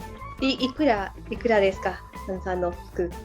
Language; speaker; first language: Japanese; non-native, learner; Spanish